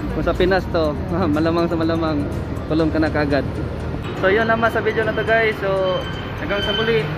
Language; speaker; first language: Filipino; non-native, local second language; Cebuano